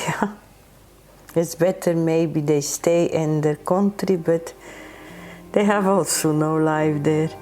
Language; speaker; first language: English; non-native, learner; Dutch